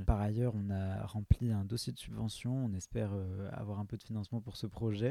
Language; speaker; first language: French; native; French